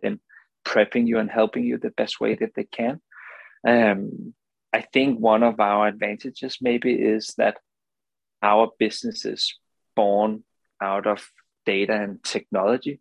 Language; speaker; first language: English; non-native, fluent; Danish